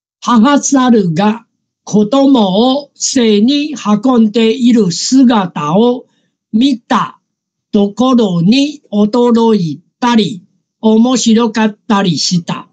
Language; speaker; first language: Japanese; non-native, fluent; Chinese